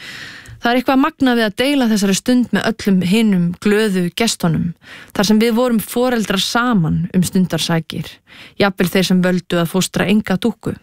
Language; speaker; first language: Icelandic; native; Icelandic